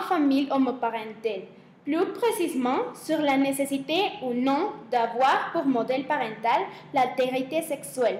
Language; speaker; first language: French; non-native, learner; Spanish